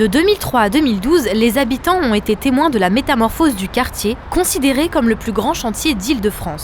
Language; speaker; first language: French; native; French